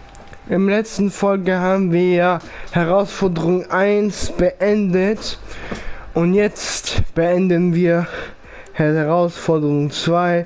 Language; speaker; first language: German; early bilingual, other home language; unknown